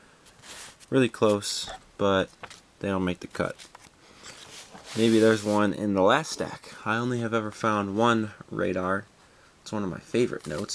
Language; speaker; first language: English; native; English